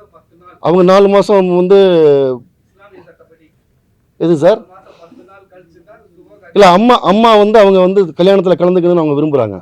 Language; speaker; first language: Tamil; native; Tamil